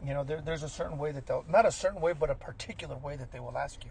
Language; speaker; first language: English; early bilingual, other home language; Spanish